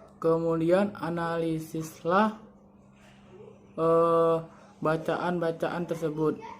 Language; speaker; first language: Indonesian; native; Indonesian